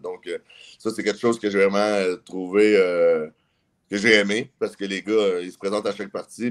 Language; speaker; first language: French; native; French